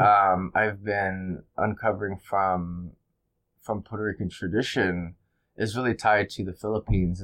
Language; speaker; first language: English; native; English